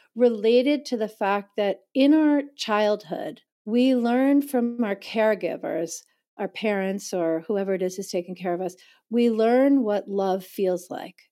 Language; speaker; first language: English; native; English